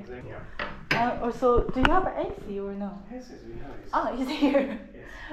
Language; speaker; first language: English; non-native, learner; Korean